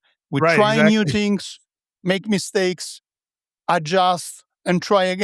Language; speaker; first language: English; non-native, fluent; Italian